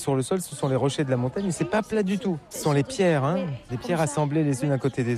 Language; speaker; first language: French; native; French